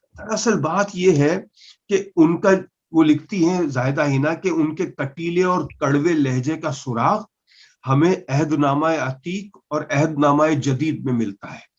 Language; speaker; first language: Urdu; non-native, local second language; Punjabi